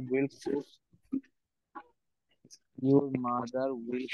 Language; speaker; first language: English; non-native, learner; Bangla